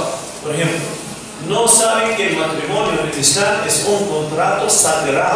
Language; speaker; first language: Spanish; non-native, fluent; Arabic